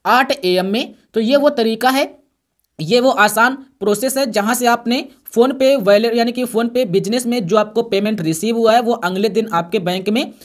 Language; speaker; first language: Hindi; native; Hindi